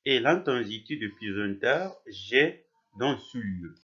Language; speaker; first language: French; non-native, local second language; Arabic